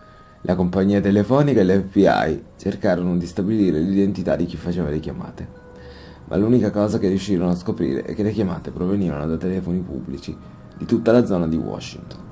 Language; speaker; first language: Italian; native; Italian